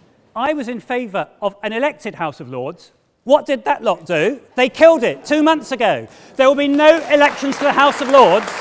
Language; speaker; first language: English; native; English